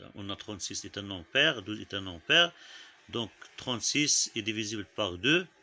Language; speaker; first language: French; non-native, local second language; Arabic